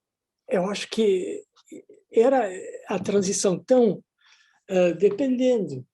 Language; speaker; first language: Portuguese; non-native, fluent; Dutch